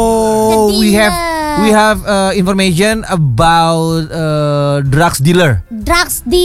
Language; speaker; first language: English; non-native, learner; Indonesian